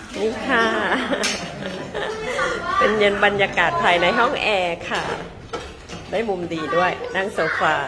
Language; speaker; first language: Thai; native; Thai